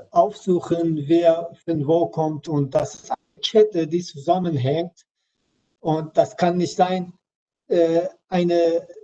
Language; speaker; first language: German; non-native, learner; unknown